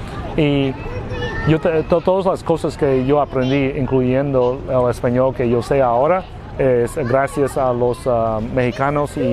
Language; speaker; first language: Spanish; non-native, learner; Vietnamese